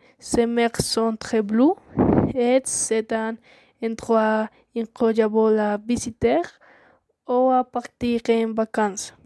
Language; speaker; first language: French; non-native, learner; Spanish